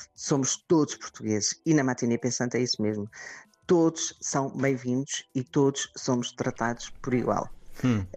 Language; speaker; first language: Portuguese; native; Portuguese